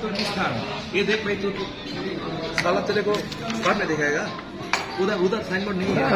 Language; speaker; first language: Hindi; non-native, learner; Bangla